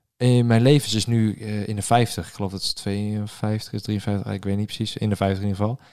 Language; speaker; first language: Dutch; native; Dutch